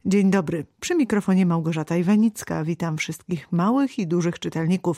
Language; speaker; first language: Polish; native; Polish